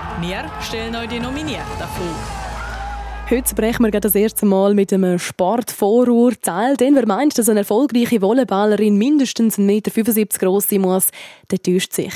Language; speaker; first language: German; native; German